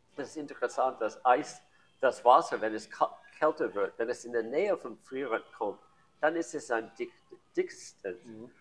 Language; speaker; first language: German; non-native, learner; English